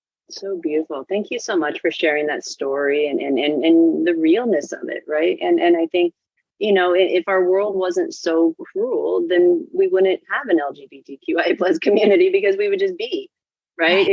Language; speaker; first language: English; native; English